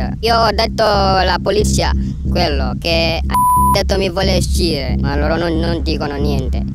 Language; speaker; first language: Italian; non-native, learner; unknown